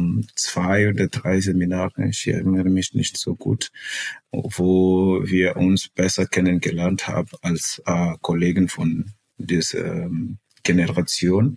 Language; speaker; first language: German; non-native, fluent; Portuguese